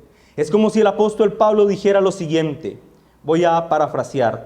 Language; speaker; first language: Spanish; native; Spanish